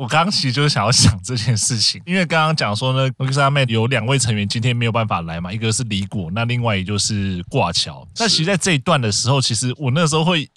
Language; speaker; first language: Chinese; native; Chinese